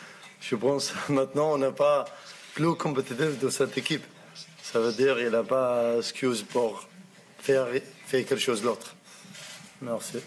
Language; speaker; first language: French; non-native, learner; Arabic